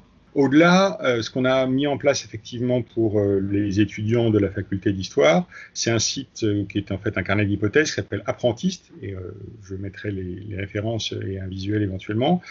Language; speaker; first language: French; native; French